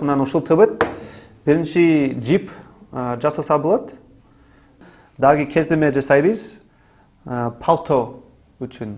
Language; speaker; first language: Kyrgyz; non-native, learner; English